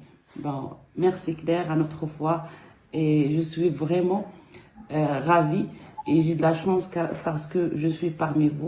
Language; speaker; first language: French; non-native, local second language; Arabic